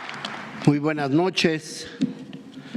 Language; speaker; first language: Spanish; native; Spanish